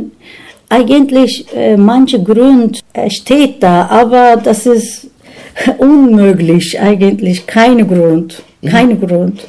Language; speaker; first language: German; non-native, learner; Turkish